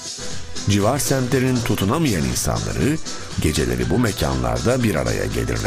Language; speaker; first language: Turkish; native; Turkish